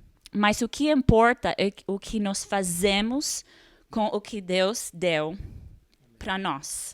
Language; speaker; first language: Portuguese; non-native, fluent; English